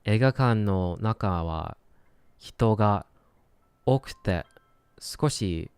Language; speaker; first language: Japanese; non-native, learner; English